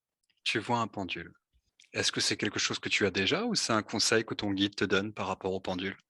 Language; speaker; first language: French; native; French